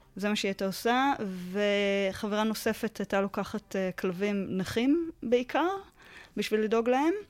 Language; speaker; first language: Hebrew; native; Hebrew